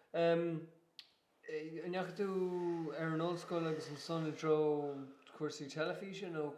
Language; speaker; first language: Irish; native; Irish